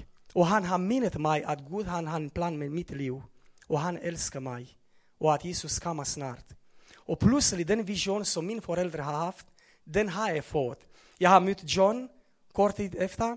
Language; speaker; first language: Swedish; non-native, learner; Romanian